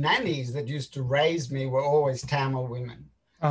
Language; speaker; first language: English; native; English